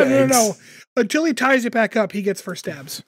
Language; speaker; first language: English; native; English